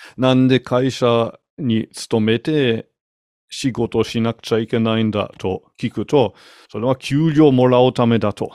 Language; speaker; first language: Japanese; non-native, fluent; German